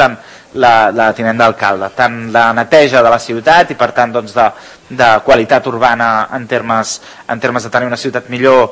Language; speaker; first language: Catalan; native; Catalan